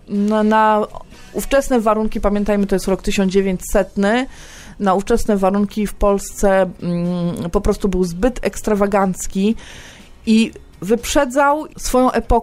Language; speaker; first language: Polish; native; Polish